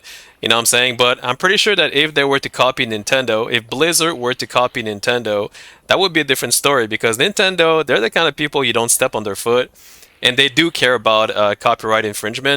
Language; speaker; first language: English; non-native, fluent; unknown